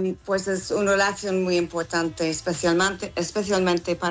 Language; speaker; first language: Spanish; non-native, fluent; English